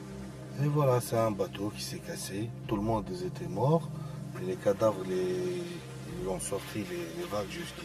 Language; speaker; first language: French; non-native, local second language; Arabic